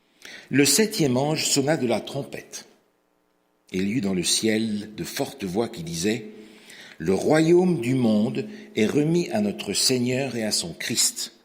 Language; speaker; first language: French; native; French